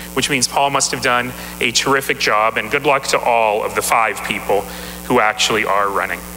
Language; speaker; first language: English; native; English